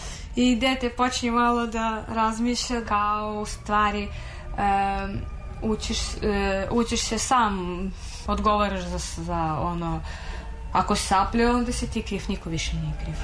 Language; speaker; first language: Serbian; non-native, fluent; Russian